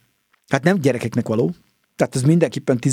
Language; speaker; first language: Hungarian; native; Hungarian